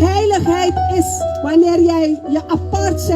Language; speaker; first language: Dutch; non-native, local second language; Papiamento